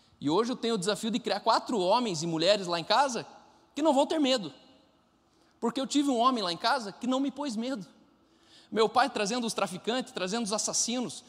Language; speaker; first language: Portuguese; non-native, fluent; German